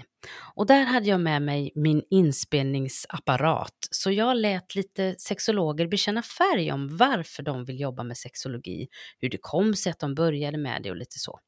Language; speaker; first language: Swedish; native; Swedish